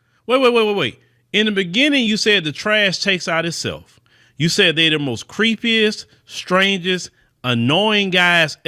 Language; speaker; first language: English; native; English